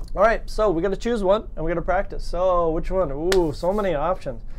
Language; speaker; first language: English; native; English